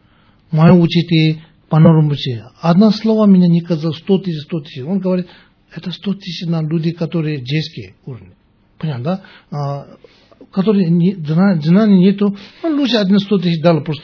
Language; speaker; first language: Russian; non-native, learner; Tibetan